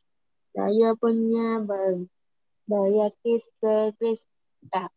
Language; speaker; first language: Indonesian; non-native, learner; Vietnamese